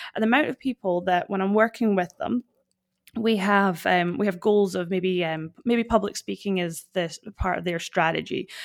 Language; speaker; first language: English; native; English